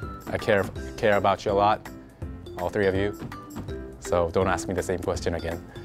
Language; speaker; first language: English; early bilingual, other home language; Korean